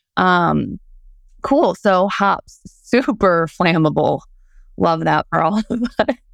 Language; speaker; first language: English; native; English